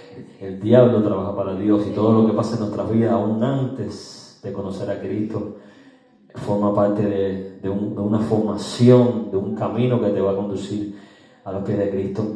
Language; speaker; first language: Spanish; native; Spanish